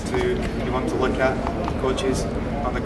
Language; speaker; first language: English; native; English